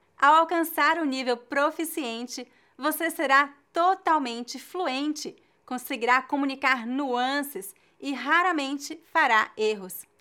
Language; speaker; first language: Portuguese; native; Portuguese